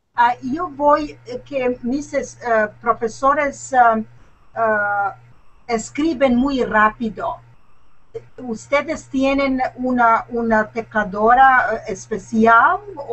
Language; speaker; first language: Spanish; non-native, learner; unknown